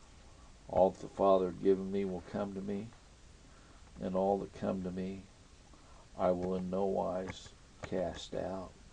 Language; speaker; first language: English; native; English